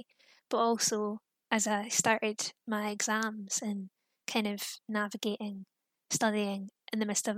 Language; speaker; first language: English; native; English